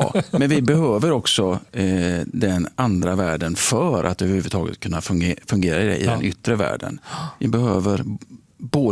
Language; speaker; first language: Swedish; native; Swedish